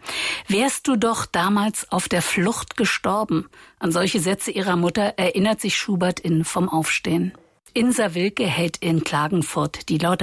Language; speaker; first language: German; native; German